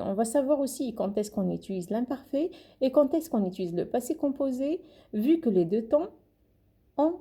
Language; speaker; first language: French; non-native, local second language; Arabic